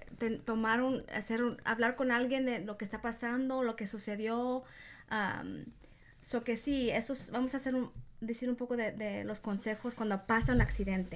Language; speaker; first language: Spanish; early bilingual, heritage; Spanish